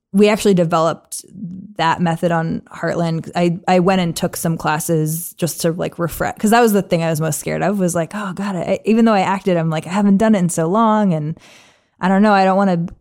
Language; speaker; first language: English; native; English